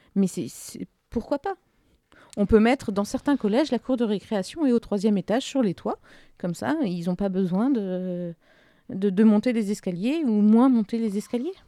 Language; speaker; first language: French; native; French